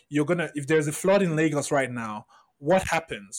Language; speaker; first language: English; non-native, local second language; Yoruba